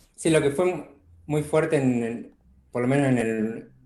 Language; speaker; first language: Spanish; native; Spanish